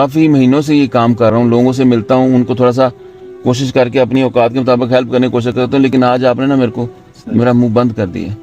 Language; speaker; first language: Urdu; non-native, local second language; Punjabi